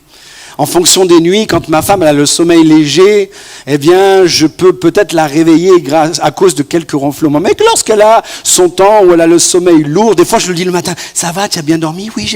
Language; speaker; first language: French; native; French